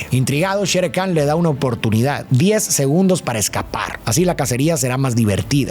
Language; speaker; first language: Spanish; native; Spanish